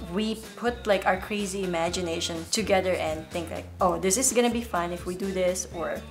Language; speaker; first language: English; non-native, local second language; Filipino